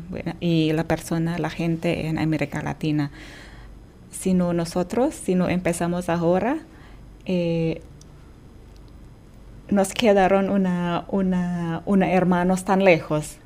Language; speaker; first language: Spanish; non-native, fluent; Indonesian